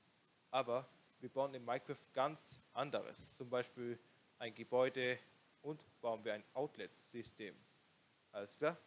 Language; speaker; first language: German; non-native, local second language; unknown